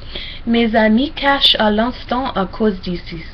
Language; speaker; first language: French; non-native, learner; English